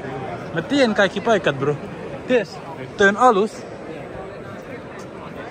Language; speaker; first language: Finnish; non-native, local second language; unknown